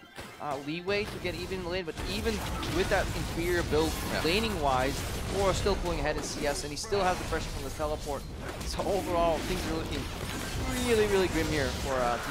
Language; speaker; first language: English; native; English